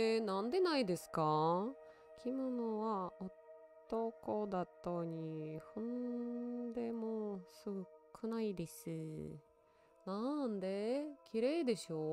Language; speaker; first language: Japanese; non-native, learner; Russian